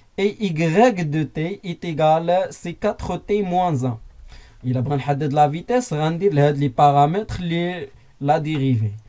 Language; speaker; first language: French; non-native, local second language; Arabic